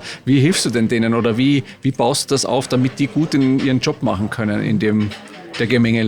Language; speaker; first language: German; native; German